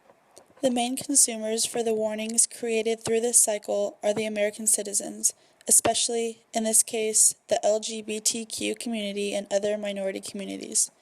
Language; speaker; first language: English; native; English